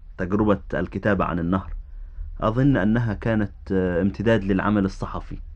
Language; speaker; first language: Arabic; native; Arabic